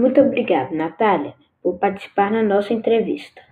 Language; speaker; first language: Portuguese; non-native, learner; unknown